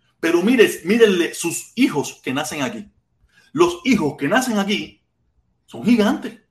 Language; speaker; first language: Spanish; native; Spanish